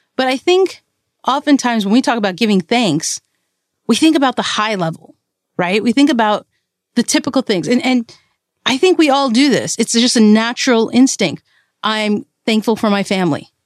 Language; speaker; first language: English; early bilingual, other home language; Malayalam